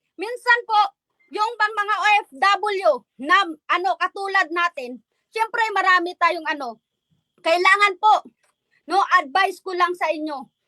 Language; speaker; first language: Filipino; non-native, local second language; Waray